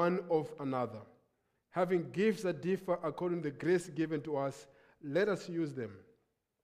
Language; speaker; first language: English; non-native, local second language; Nyanja